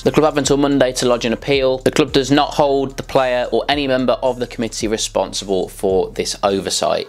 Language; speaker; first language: English; native; English